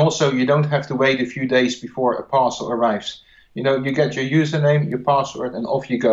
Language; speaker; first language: English; non-native, fluent; Dutch